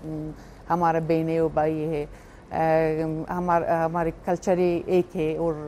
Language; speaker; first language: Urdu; non-native, fluent; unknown